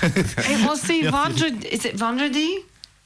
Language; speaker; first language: French; non-native, learner; English